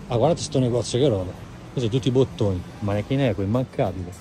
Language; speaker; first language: Italian; native; Italian